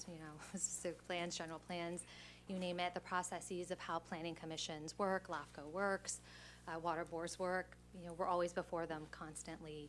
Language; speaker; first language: English; native; English